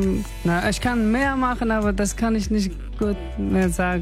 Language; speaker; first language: German; non-native, learner; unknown